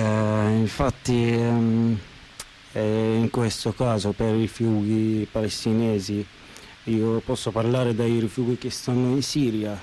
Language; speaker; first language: Italian; non-native, learner; Arabic